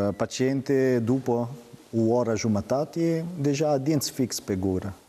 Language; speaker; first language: Romanian; non-native, learner; Italian